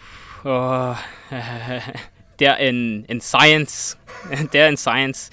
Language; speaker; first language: Danish; non-native, learner; Estonian